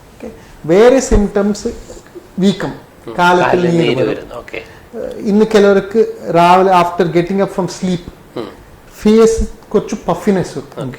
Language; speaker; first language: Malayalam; non-native, learner; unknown